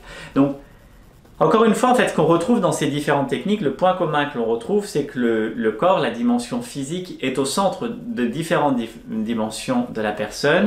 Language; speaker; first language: French; native; French